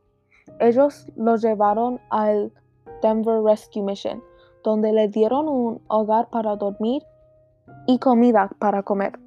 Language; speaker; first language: Spanish; non-native, learner; English